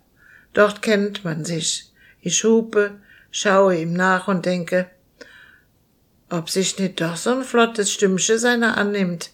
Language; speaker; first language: German; native; German